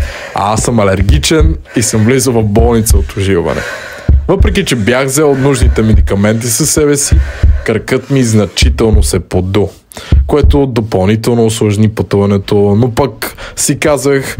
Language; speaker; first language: Bulgarian; native; Bulgarian